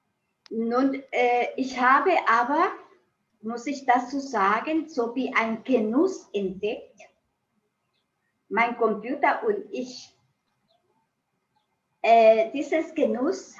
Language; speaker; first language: German; non-native, fluent; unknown